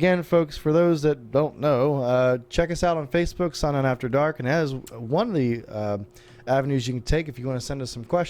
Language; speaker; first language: English; native; English